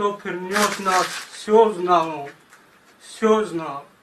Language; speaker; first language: Russian; non-native, learner; Tajik